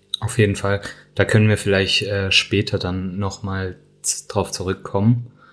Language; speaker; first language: German; early bilingual, other home language; Turkish